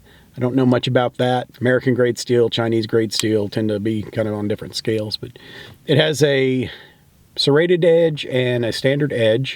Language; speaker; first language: English; native; English